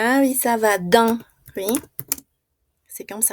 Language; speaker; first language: French; non-native, fluent; Spanish